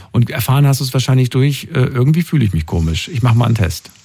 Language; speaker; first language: German; native; German